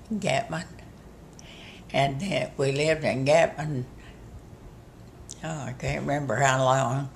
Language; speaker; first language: English; native; English